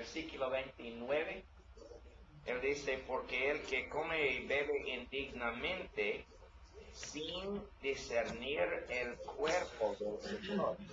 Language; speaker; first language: Spanish; non-native, learner; English